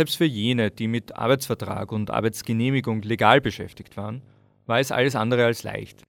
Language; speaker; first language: German; native; German